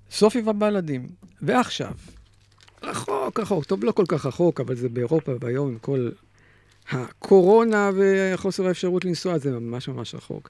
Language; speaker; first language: Hebrew; native; Hebrew